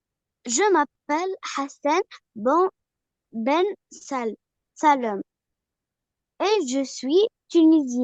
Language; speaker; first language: French; non-native, learner; Arabic